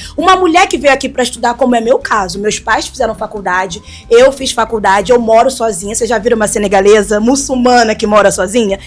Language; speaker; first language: Portuguese; non-native, fluent; Wolof